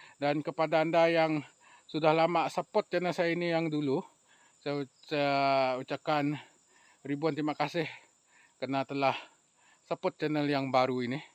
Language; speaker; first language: Malay; native; Malay